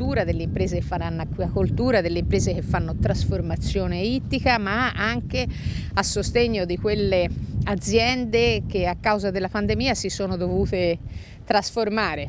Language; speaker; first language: Italian; native; Italian